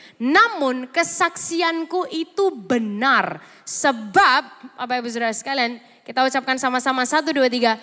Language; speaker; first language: Indonesian; native; Indonesian